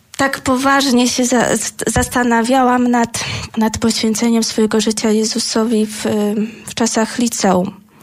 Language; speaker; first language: Polish; native; Polish